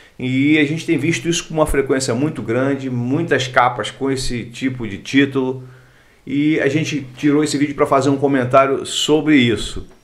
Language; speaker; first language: Portuguese; native; Portuguese